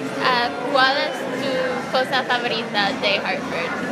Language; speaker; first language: Spanish; non-native, learner; English